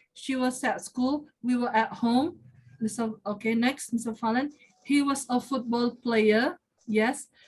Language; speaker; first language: English; non-native, fluent; Indonesian